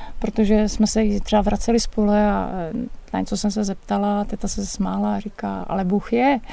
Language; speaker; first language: Czech; native; Czech